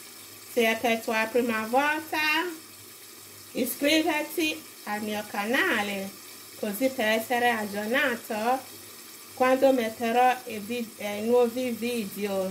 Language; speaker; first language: Italian; non-native, learner; English